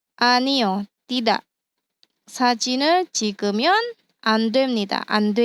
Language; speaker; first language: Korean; non-native, fluent; Indonesian